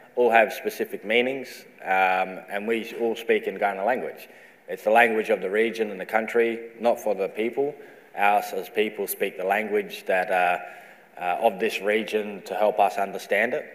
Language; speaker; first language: English; native; English